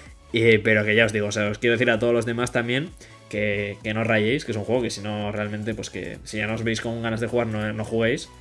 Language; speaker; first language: Spanish; native; Spanish